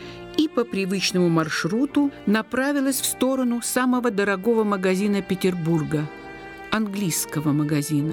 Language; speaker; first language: Russian; native; Russian